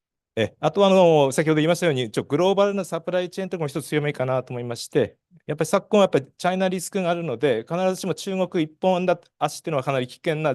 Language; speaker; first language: Japanese; native; Japanese